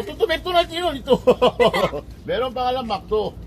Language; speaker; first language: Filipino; non-native, learner; Korean